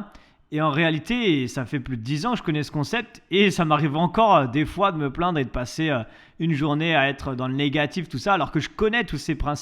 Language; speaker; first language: French; native; French